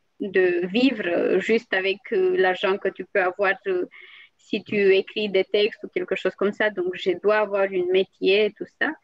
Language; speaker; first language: French; non-native, fluent; Romanian